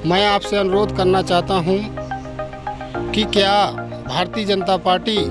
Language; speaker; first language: Hindi; native; Hindi